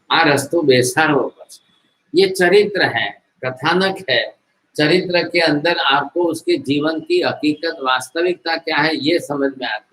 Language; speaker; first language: Hindi; non-native, local second language; Gujarati